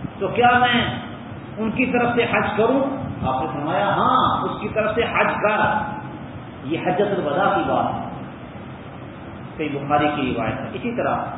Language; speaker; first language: Urdu; non-native, local second language; Punjabi